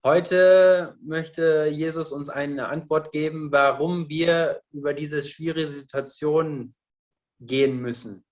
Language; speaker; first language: German; non-native, fluent; Indonesian